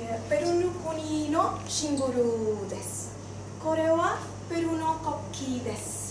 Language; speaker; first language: Japanese; non-native, learner; Spanish